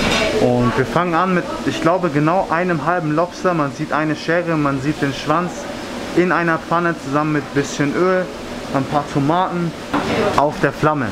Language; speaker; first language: German; native; German